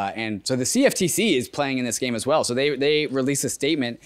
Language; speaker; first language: English; native; English